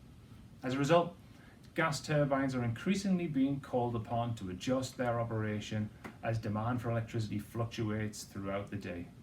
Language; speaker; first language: English; native; English